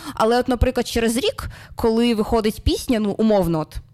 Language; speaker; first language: Ukrainian; non-native, local second language; Russian